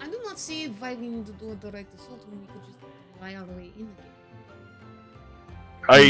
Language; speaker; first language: English; native; English